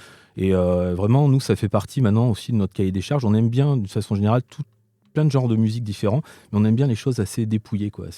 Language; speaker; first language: French; native; French